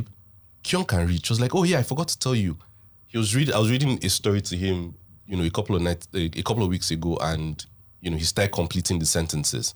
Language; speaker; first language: English; non-native, local second language; Hausa